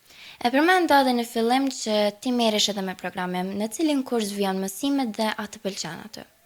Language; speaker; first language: Albanian; native; Albanian